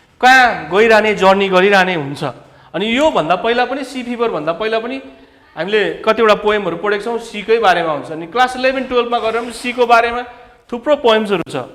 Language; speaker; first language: Nepali; native; Nepali